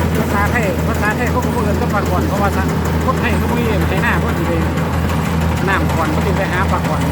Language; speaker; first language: Thai; non-native, local second language; Northeastern Thai